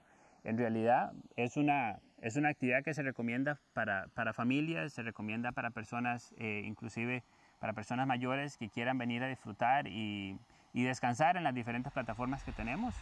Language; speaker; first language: Spanish; native; Spanish